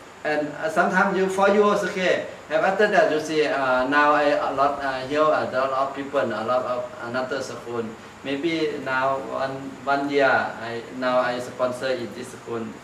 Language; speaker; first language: English; non-native, learner; Thai